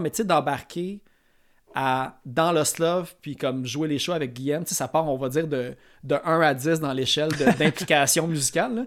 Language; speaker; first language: French; native; French